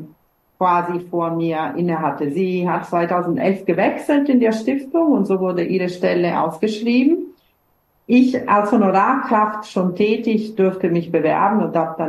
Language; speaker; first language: German; non-native, fluent; Italian